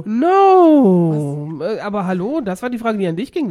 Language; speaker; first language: German; native; German